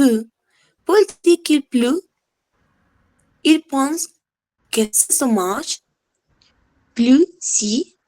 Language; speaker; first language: French; non-native, learner; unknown